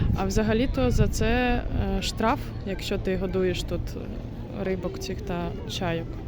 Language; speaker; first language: Ukrainian; non-native, local second language; Russian